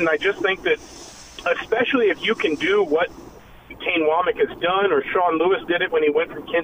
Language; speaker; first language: English; native; English